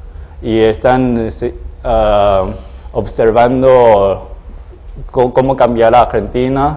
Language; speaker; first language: Spanish; non-native, fluent; Chinese